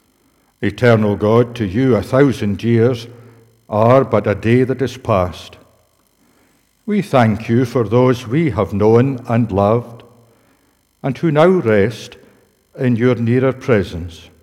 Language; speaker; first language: English; native; English